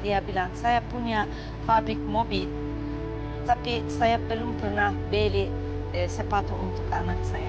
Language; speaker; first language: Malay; non-native, fluent; Turkish